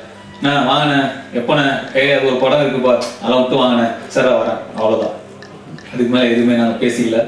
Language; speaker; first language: Tamil; native; Tamil